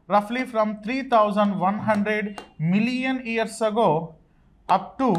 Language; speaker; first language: English; non-native, local second language; Telugu